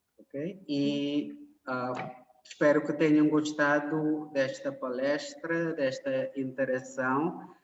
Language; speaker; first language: Portuguese; non-native, fluent; Konkani